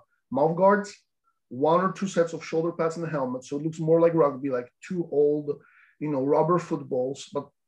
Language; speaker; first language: English; non-native, fluent; Polish